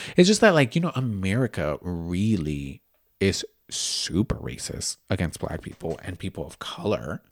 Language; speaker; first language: English; early bilingual, other home language; Spanish